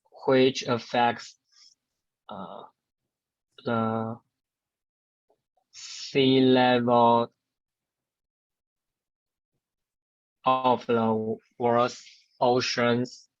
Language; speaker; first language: English; non-native, learner; Chinese